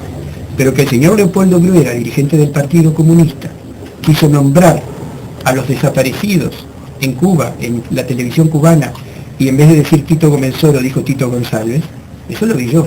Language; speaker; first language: Spanish; native; Spanish